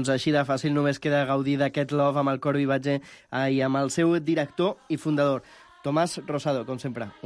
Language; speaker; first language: Catalan; native; Catalan